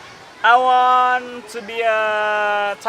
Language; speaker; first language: English; non-native, learner; Indonesian